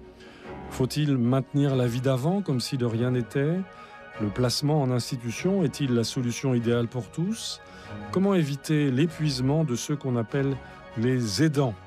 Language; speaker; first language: French; native; French